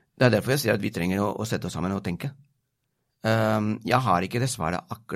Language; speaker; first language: Norwegian; non-native, fluent; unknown